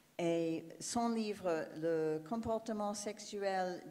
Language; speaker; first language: French; non-native, fluent; English